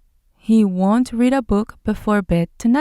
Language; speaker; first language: English; non-native, fluent; Spanish